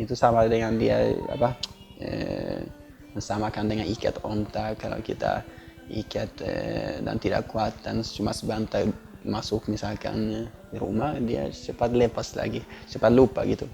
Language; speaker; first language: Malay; non-native, fluent; Swedish